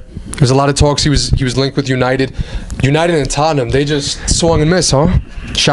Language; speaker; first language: English; native; English